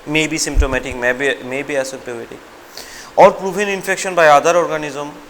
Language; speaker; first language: English; non-native, local second language; Bangla